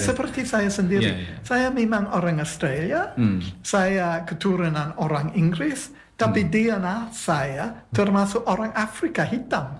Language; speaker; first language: Indonesian; non-native, fluent; English